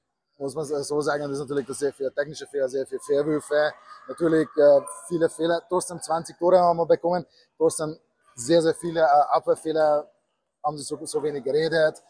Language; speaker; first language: German; non-native, fluent; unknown